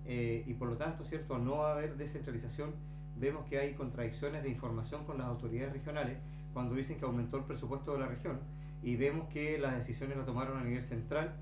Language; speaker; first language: Spanish; native; Spanish